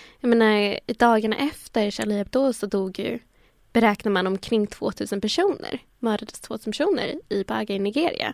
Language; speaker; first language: Swedish; native; Swedish